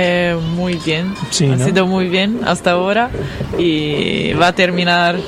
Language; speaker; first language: Spanish; non-native, learner; Italian